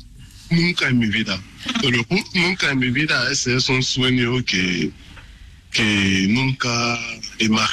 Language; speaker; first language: Spanish; non-native, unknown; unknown